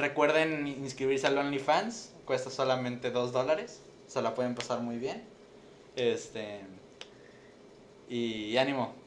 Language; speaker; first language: Spanish; native; Spanish